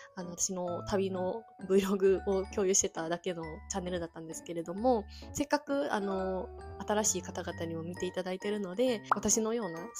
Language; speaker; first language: Japanese; native; Japanese